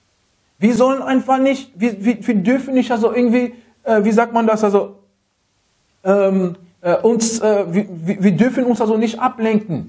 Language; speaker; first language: German; non-native, fluent; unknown